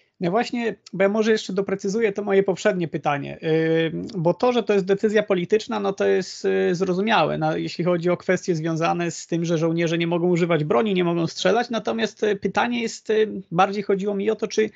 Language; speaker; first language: Polish; native; Polish